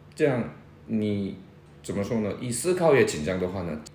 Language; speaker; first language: Chinese; non-native, fluent; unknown